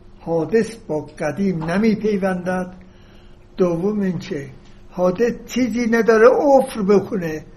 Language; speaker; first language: Persian; native; Persian